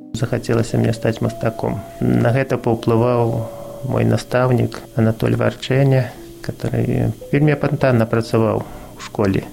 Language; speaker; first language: Belarusian; non-native, local second language; Russian